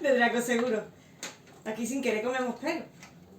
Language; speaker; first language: Spanish; native; Spanish